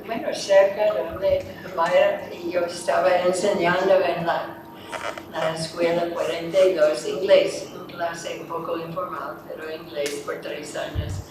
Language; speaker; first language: Spanish; non-native, fluent; English